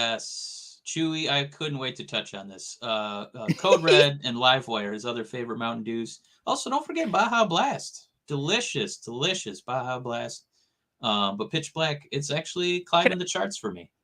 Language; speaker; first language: English; native; English